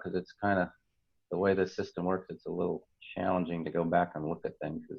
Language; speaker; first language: English; native; English